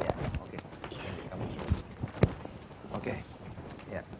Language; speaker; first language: Indonesian; native; Indonesian